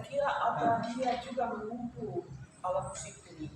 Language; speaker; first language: Indonesian; non-native, fluent; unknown